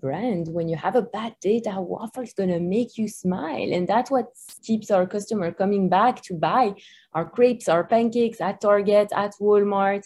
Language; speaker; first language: English; non-native, fluent; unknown